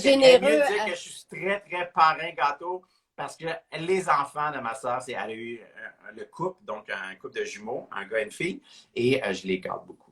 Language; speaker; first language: French; native; French